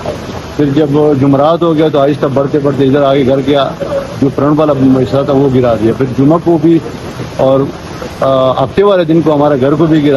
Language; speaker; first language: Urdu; non-native, local second language; Pashto